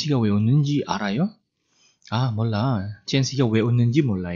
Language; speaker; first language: Korean; non-native, fluent; Indonesian